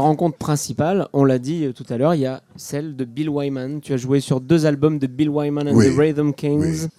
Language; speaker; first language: French; native; French